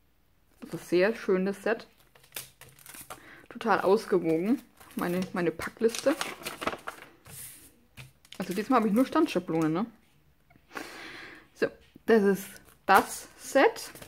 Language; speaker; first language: German; non-native, fluent; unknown